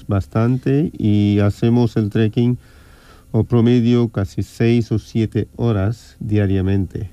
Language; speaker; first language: Spanish; non-native, fluent; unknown